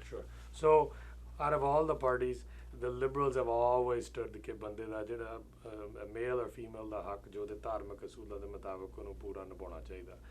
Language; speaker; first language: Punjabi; early bilingual, heritage; Punjabi